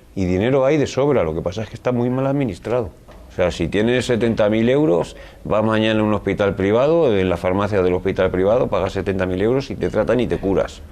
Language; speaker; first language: Spanish; native; Spanish